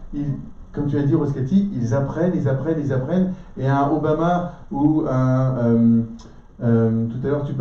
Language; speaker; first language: French; native; French